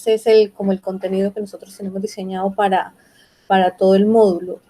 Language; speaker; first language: Spanish; native; Spanish